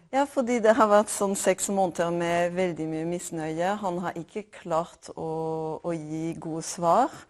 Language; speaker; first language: Norwegian; non-native, fluent; French